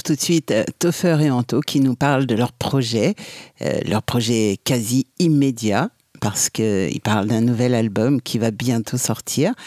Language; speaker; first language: French; native; French